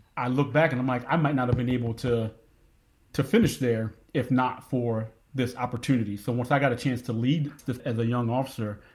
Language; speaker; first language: English; native; English